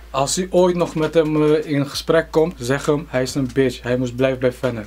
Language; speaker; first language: Dutch; native; Dutch